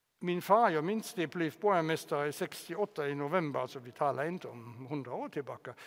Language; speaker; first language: Swedish; non-native, fluent; German